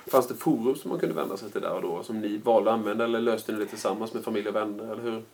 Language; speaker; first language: Swedish; native; Swedish